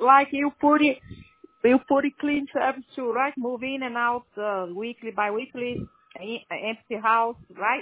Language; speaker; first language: English; non-native, learner; Portuguese